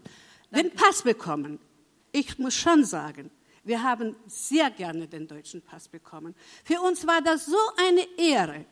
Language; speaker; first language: German; early bilingual, heritage; German